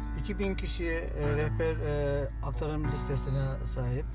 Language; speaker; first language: Turkish; native; Turkish